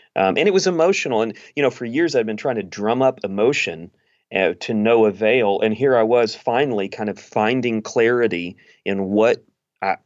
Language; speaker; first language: English; native; English